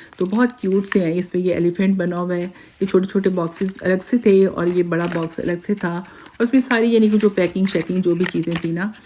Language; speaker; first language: Urdu; native; Urdu